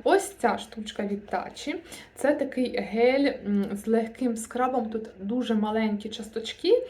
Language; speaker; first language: Ukrainian; non-native, local second language; Russian